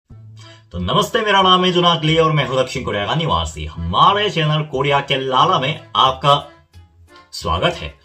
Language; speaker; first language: Hindi; non-native, fluent; Korean